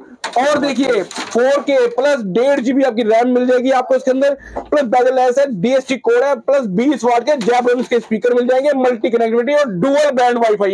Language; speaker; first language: Hindi; native; Hindi